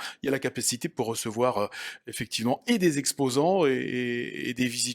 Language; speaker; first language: French; native; French